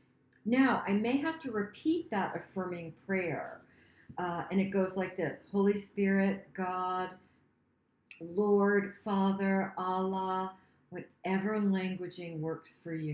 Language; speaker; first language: English; native; English